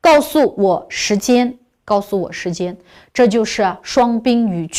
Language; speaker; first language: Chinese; non-native, local second language; Uyghur